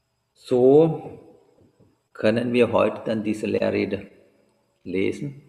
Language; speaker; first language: German; non-native, learner; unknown